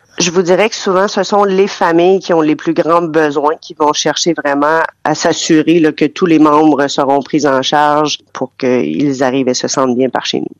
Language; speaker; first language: French; native; French